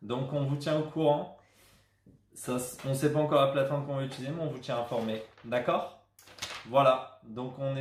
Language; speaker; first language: French; native; French